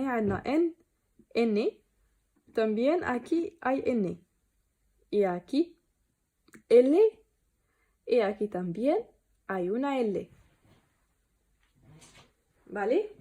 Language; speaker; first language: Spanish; non-native, learner; Arabic